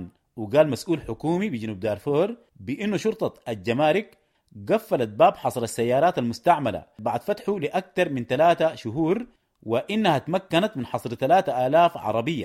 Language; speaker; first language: Arabic; native; Arabic